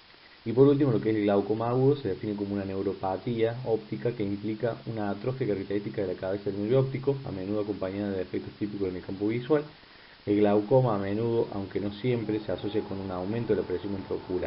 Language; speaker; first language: Spanish; native; Spanish